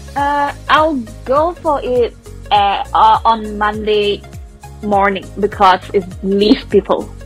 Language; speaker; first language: English; non-native, local second language; Chinese